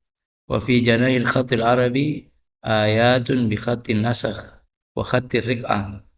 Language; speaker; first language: Arabic; non-native, fluent; Indonesian